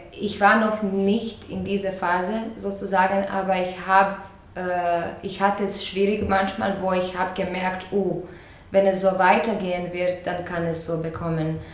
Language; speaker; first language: German; non-native, fluent; Croatian